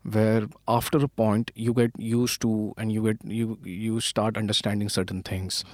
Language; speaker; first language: English; non-native, local second language; Marathi